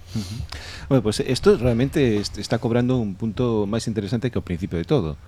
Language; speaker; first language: Galician; non-native, local second language; Spanish